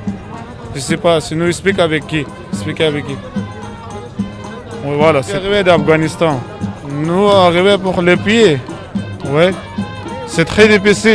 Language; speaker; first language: French; non-native, learner; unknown